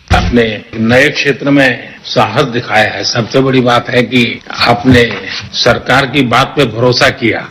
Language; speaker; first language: Hindi; non-native, local second language; Gujarati